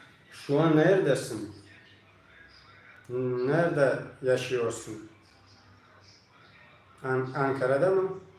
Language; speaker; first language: Turkish; non-native, learner; Tajik